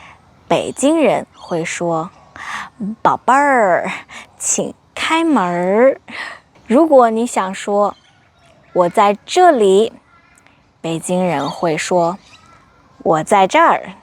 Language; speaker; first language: Chinese; non-native, fluent; English